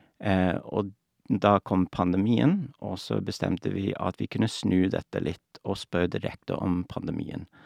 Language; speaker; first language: Norwegian; non-native, fluent; English